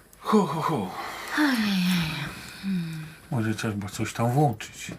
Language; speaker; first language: Polish; native; Polish